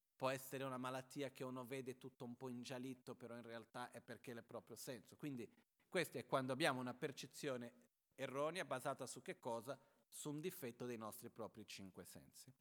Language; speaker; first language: Italian; non-native, fluent; Portuguese